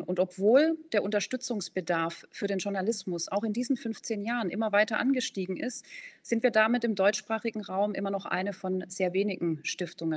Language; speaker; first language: German; native; German